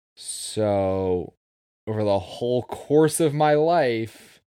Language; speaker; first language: English; native; English